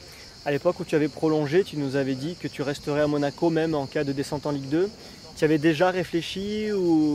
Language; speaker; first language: French; native; French